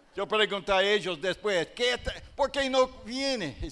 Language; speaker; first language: Spanish; non-native, learner; English